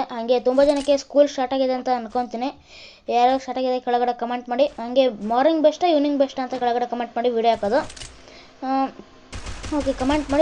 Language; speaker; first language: Kannada; native; Kannada